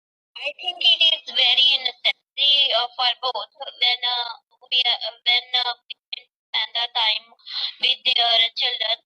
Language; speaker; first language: English; non-native, learner; Punjabi